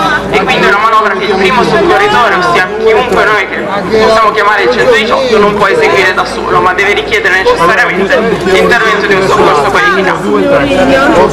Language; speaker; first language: Italian; native; Italian